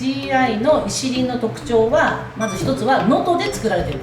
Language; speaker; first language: Japanese; native; Japanese